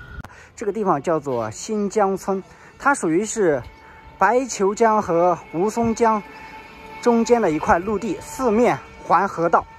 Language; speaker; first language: Chinese; native; Chinese